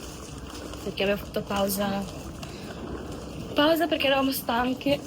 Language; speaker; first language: Italian; early bilingual, other home language; Filipino